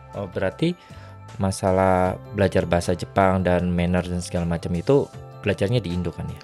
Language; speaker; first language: Indonesian; native; Indonesian